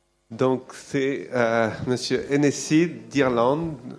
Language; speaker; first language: French; native; French